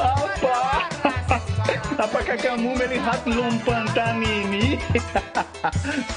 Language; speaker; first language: Indonesian; non-native, learner; Portuguese